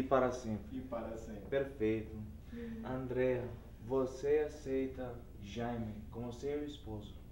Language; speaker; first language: Portuguese; non-native, learner; English